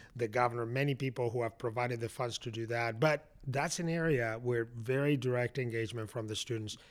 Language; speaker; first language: English; non-native, fluent; Spanish